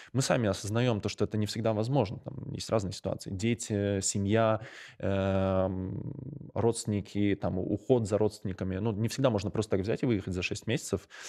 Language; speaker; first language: Russian; non-native, local second language; Latvian